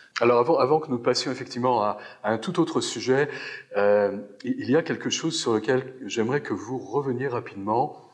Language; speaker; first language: French; native; French